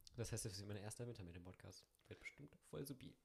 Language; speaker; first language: German; native; German